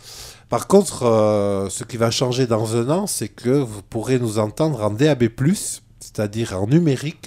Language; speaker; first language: French; native; French